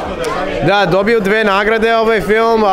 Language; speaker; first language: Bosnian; early bilingual, heritage; Serbian